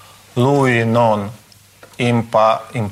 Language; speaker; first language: Italian; non-native, learner; Russian